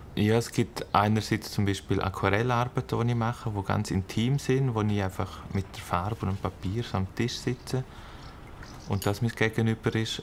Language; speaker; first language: German; native; German